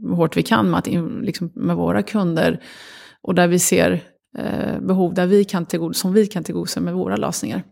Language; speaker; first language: Swedish; early bilingual, other home language; Arabic